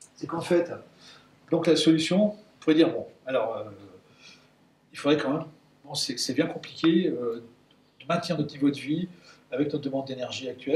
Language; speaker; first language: French; native; French